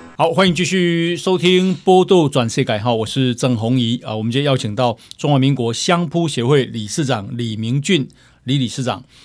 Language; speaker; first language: Chinese; native; Chinese